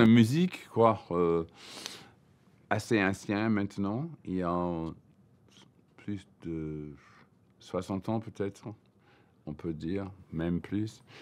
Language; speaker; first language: French; non-native, learner; English